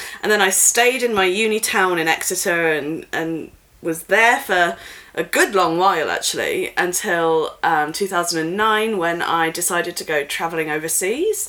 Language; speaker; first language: English; native; English